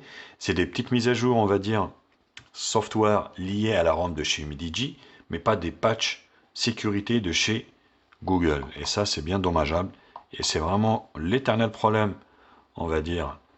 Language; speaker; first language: French; native; French